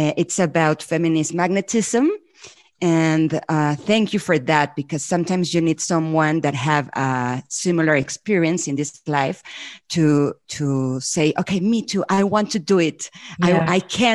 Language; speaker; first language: English; non-native, fluent; Spanish